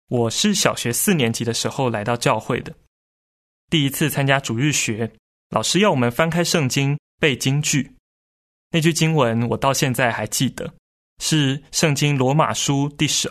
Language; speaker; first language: Chinese; native; Chinese